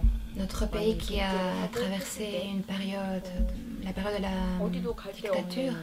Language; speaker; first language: French; non-native, fluent; Korean